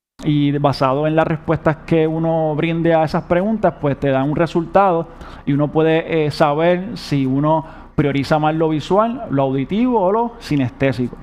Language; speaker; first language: Spanish; native; Spanish